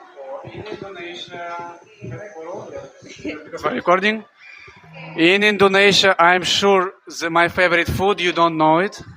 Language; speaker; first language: English; non-native, fluent; Russian